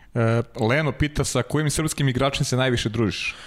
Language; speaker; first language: Serbian; native; Serbian